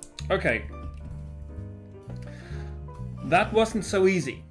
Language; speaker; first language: English; non-native, fluent; Danish